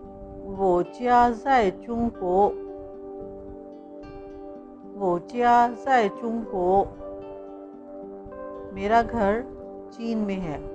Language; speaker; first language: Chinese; non-native, fluent; Urdu